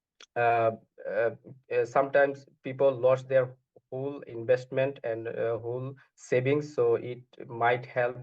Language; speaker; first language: English; non-native, learner; Bangla